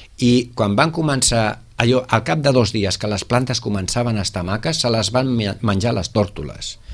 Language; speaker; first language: Catalan; native; Catalan